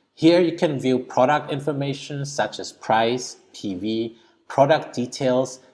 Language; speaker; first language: English; early bilingual, other home language; Thai